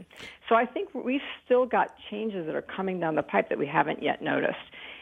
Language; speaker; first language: English; native; English